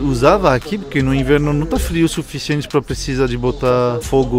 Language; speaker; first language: Portuguese; non-native, fluent; French